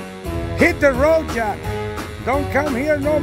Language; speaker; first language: English; non-native, learner; Spanish